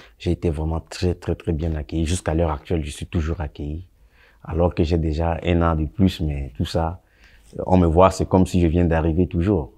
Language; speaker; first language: French; non-native, local second language; Sango